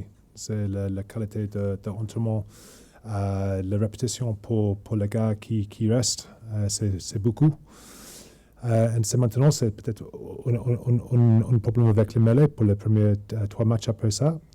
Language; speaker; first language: French; non-native, learner; English